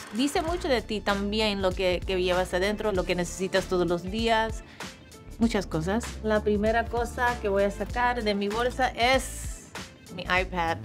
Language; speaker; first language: Spanish; early bilingual, other home language; English